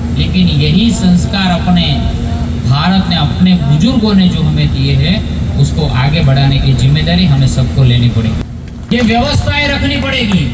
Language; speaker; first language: Hindi; non-native, local second language; Gujarati